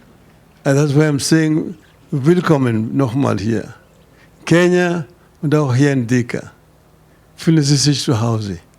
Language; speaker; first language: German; non-native, fluent; Luo (Kenya and Tanzania)